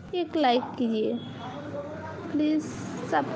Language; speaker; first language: Hindi; non-native, local second language; Bangla